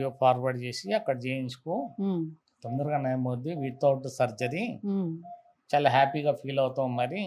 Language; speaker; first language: Telugu; native; Telugu